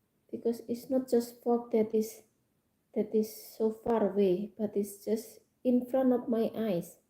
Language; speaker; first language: English; non-native, fluent; Indonesian